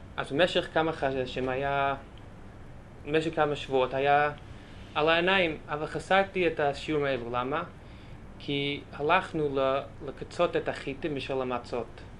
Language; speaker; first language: Hebrew; native; Hebrew